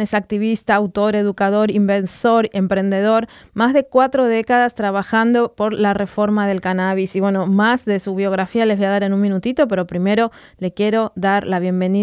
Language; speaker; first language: Spanish; native; Spanish